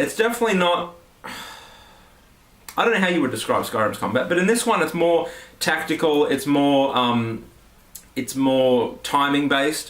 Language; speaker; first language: English; native; English